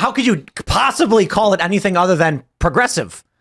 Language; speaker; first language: English; native; English